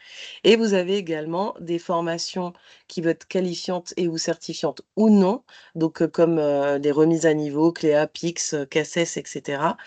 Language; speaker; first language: French; native; French